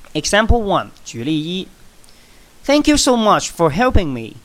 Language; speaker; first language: English; non-native, fluent; Chinese